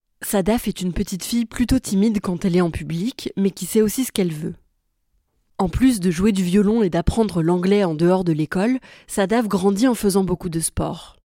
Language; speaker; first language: French; native; French